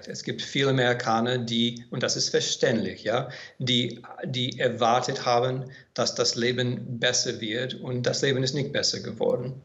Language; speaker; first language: German; non-native, fluent; English